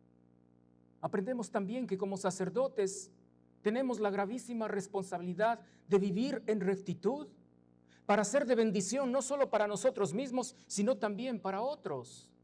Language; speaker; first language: Spanish; native; Spanish